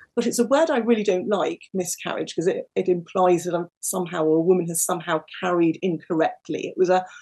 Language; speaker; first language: English; native; English